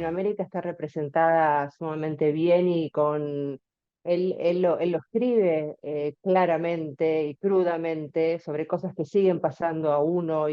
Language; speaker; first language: Spanish; native; Spanish